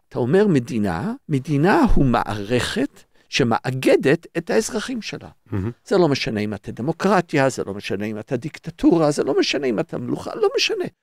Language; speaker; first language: Hebrew; early bilingual, other home language; English